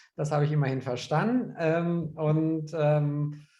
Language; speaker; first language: German; native; German